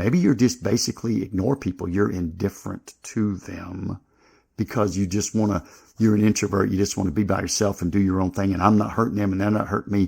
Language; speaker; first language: English; native; English